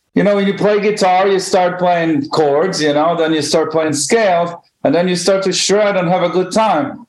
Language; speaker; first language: English; non-native, fluent; Hebrew